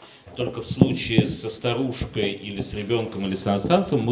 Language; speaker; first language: Russian; native; Russian